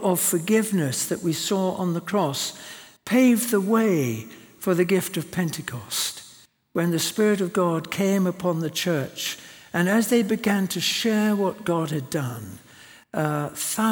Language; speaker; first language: English; native; English